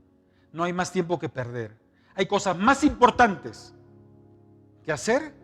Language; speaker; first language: Spanish; native; Spanish